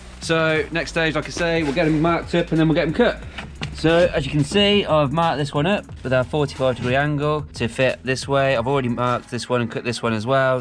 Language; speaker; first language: English; native; English